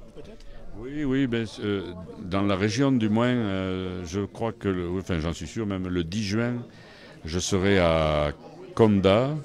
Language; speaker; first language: French; native; French